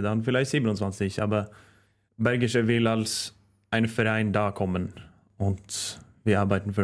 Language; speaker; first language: German; non-native, fluent; Norwegian